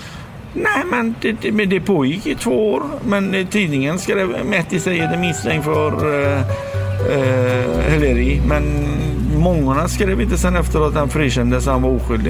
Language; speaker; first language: Swedish; non-native, fluent; Persian